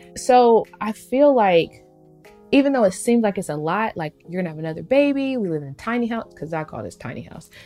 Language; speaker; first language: English; native; English